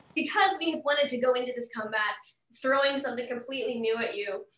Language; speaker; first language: English; native; English